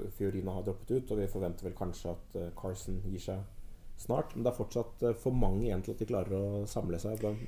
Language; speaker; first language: Norwegian; native; Norwegian